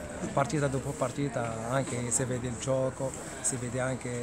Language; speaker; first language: Italian; non-native, learner; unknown